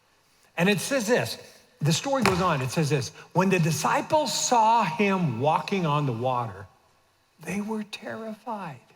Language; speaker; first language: English; native; English